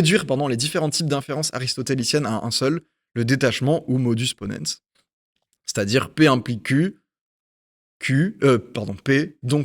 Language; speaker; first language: French; native; French